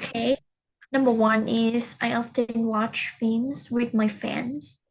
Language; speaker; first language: English; non-native, learner; Vietnamese